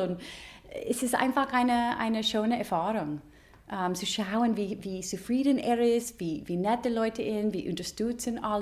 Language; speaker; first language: German; non-native, fluent; English